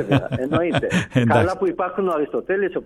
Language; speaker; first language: Greek; native; Greek